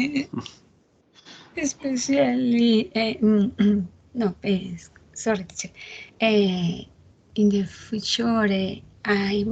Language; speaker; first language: English; non-native, learner; Spanish